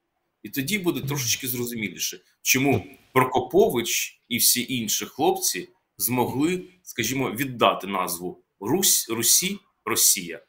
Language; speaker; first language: Ukrainian; native; Ukrainian